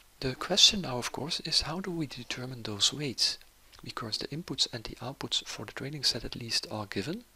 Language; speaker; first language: English; non-native, fluent; Dutch